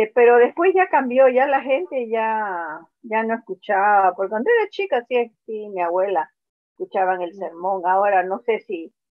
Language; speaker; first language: Spanish; native; Spanish